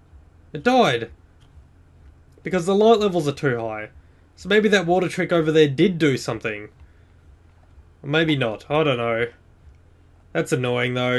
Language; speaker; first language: English; native; English